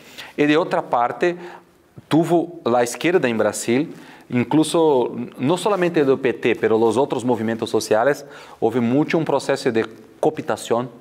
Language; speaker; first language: Spanish; non-native, fluent; Portuguese